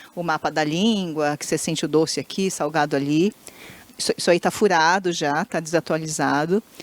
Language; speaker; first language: Portuguese; native; Portuguese